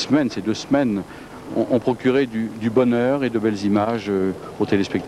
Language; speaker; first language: French; native; French